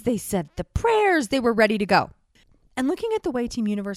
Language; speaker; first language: English; native; English